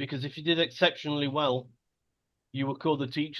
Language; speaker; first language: English; native; English